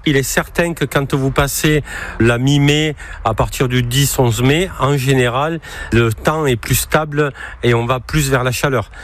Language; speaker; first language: French; native; French